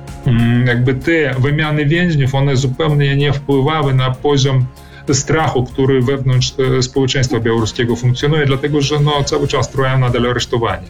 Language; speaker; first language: Polish; early bilingual, heritage; Polish